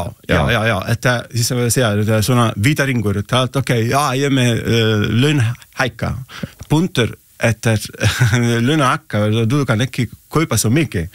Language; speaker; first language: Icelandic; non-native, learner; Italian